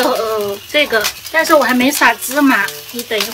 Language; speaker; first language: Chinese; native; Chinese